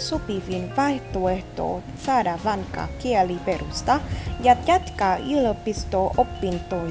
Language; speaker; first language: Finnish; non-native, learner; Vietnamese